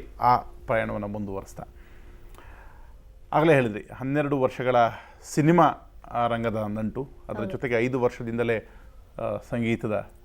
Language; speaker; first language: Kannada; native; Kannada